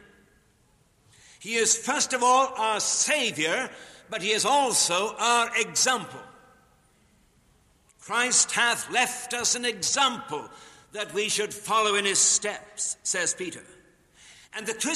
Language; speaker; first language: English; native; English